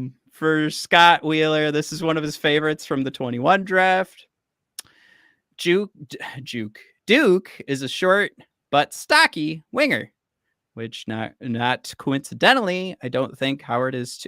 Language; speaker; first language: English; native; English